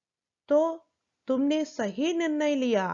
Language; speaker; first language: Hindi; non-native, local second language; Telugu